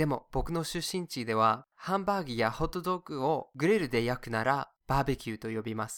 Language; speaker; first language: Japanese; non-native, fluent; English